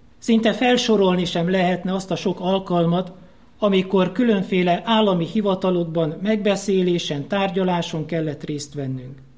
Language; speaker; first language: Hungarian; native; Hungarian